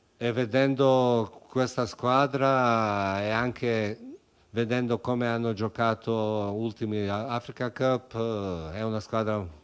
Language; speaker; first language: Italian; non-native, fluent; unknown